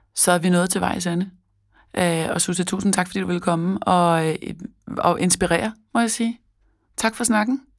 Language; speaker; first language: Danish; native; Danish